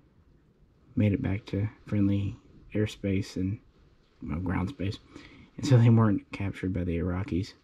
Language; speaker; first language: English; native; English